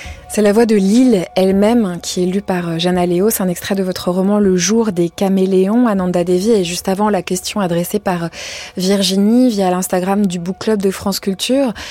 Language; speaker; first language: French; native; French